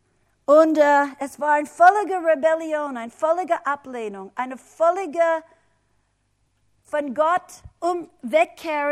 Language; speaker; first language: German; non-native, fluent; English